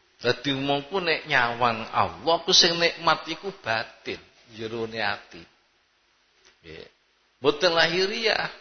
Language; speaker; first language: Indonesian; native; Indonesian